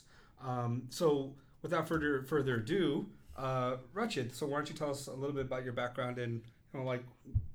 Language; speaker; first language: English; early bilingual, other home language; Kannada